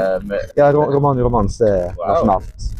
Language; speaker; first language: Norwegian; native; Norwegian